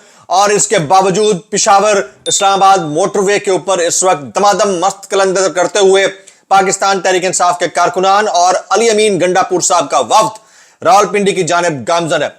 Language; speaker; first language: Urdu; native; Urdu